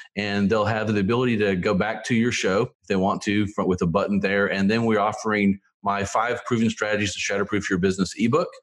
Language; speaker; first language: English; native; English